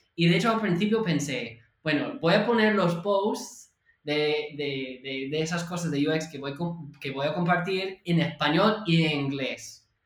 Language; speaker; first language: Spanish; non-native, fluent; English